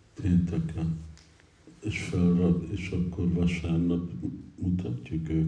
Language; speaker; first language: Hungarian; early bilingual, heritage; English